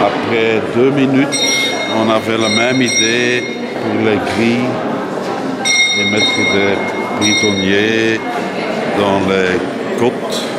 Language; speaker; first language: French; non-native, local second language; Dutch